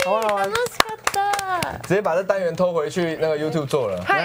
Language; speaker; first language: Chinese; native; Chinese